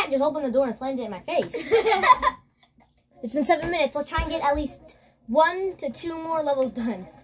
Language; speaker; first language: English; native; English